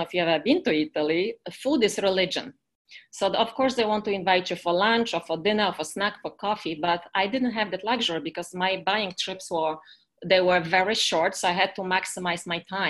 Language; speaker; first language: English; non-native, fluent; Polish